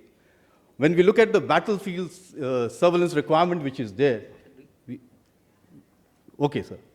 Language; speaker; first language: English; non-native, local second language; Hindi